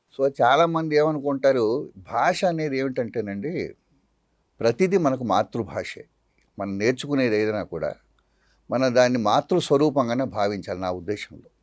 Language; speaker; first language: Telugu; non-native, local second language; Tamil